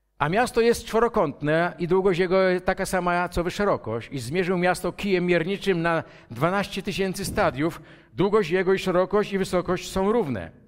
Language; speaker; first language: Polish; native; Polish